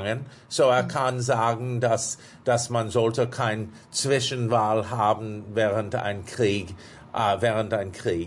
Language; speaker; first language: German; non-native, fluent; English